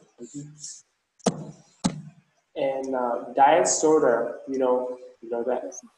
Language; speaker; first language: English; non-native, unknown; Vietnamese